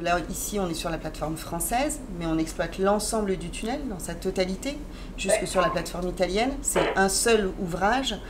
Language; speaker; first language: French; native; French